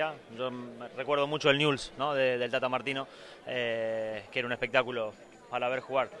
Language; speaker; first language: Spanish; native; Spanish